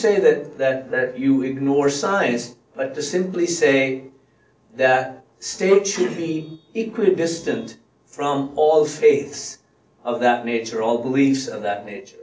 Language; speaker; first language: English; non-native, local second language; Punjabi